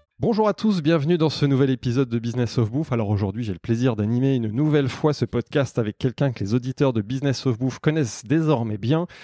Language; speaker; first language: French; native; French